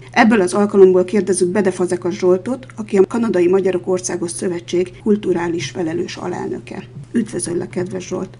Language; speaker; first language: Hungarian; native; Hungarian